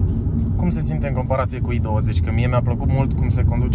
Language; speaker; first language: Romanian; native; Romanian